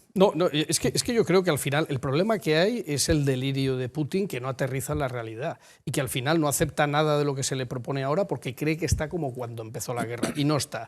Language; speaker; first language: Spanish; native; Spanish